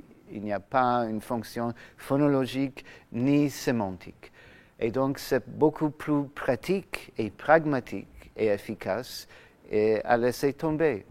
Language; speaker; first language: French; non-native, fluent; English